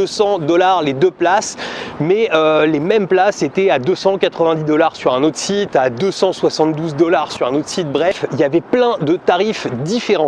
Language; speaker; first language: French; native; French